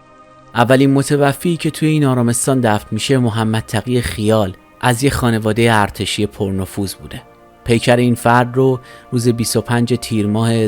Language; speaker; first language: Persian; native; Persian